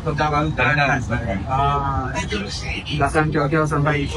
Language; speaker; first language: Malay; non-native, local second language; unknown